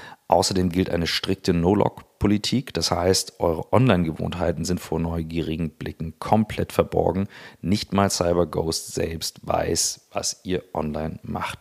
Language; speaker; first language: German; native; German